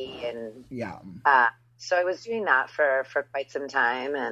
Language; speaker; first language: English; native; English